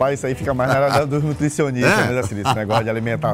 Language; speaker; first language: Portuguese; native; Portuguese